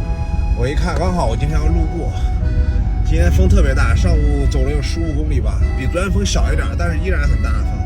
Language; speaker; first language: Chinese; native; Chinese